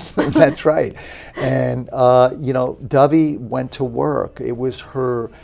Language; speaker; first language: English; native; English